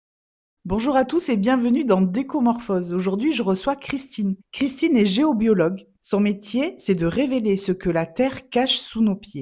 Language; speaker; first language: French; native; French